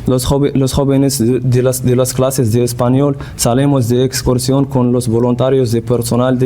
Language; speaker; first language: Spanish; non-native, learner; Central Atlas Tamazight